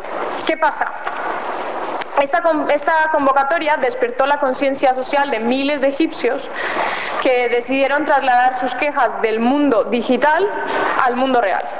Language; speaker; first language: Spanish; native; Spanish